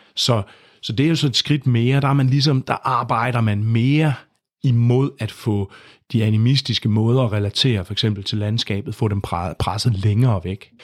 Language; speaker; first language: Danish; native; Danish